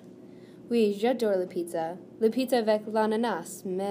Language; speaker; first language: French; non-native, learner; English